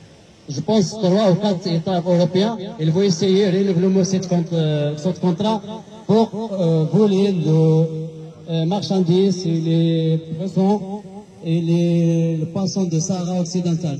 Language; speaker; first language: French; non-native, learner; Arabic